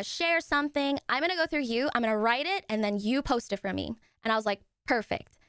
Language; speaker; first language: English; native; English